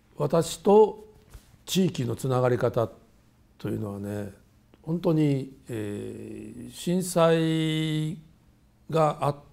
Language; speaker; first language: Japanese; native; Japanese